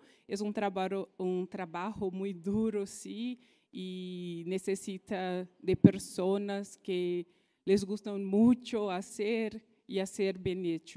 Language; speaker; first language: Spanish; non-native, fluent; Portuguese